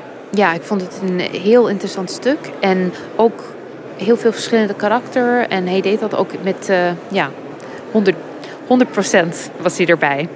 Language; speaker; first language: Dutch; non-native, fluent; English